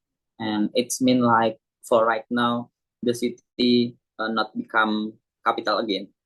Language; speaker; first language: English; non-native, learner; Indonesian